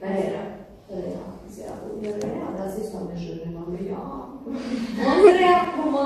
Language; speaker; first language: German; non-native, fluent; Croatian